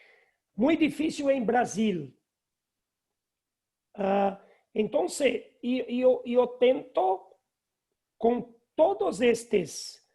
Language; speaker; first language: Spanish; non-native, learner; Portuguese